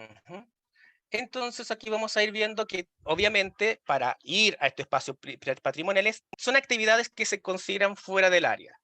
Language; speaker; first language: Spanish; native; Spanish